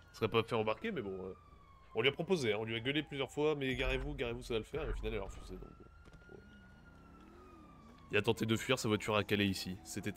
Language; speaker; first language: French; native; French